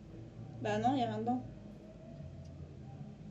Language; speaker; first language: French; native; French